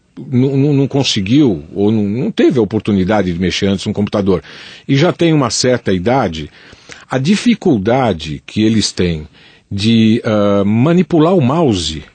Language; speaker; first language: Portuguese; native; Portuguese